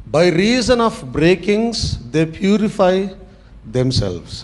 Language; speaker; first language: English; non-native, local second language; Telugu